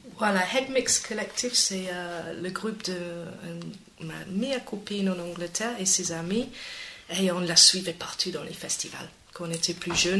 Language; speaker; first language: French; non-native, fluent; English